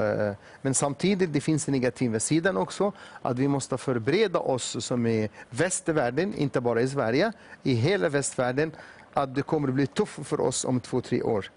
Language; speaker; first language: Swedish; non-native, fluent; Arabic